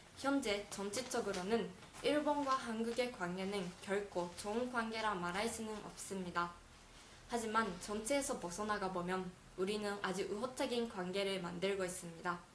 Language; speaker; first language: Korean; non-native, fluent; Japanese